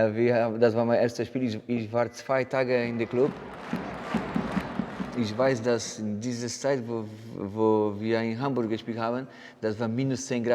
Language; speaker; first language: German; non-native, fluent; Polish